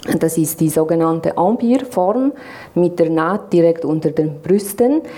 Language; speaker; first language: German; non-native, fluent; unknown